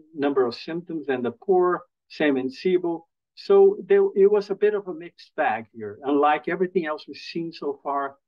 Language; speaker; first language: English; non-native, fluent; Portuguese